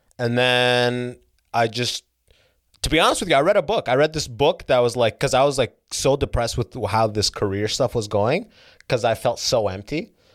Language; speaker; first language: English; early bilingual, other home language; Arabic